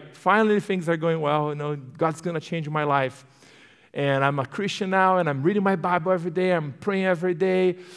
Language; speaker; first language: English; non-native, fluent; Portuguese